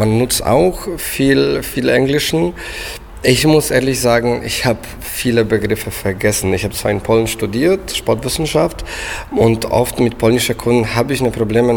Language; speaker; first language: German; non-native, fluent; Polish